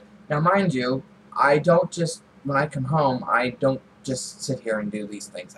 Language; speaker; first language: English; native; English